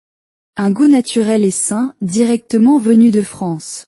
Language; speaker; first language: French; non-native, learner; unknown